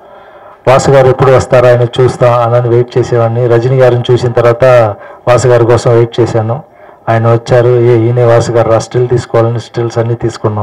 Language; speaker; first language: Telugu; non-native, local second language; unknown